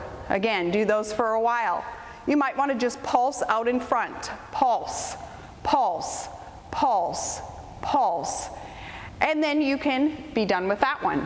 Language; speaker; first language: English; native; English